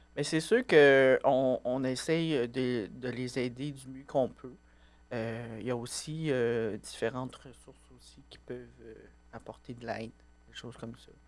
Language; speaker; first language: French; native; French